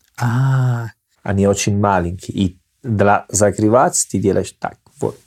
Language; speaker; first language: Russian; non-native, fluent; Italian